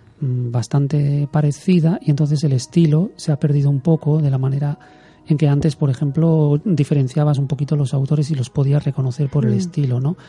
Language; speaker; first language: Spanish; native; Spanish